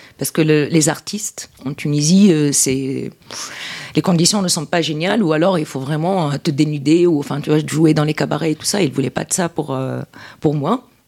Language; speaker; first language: French; non-native, local second language; Arabic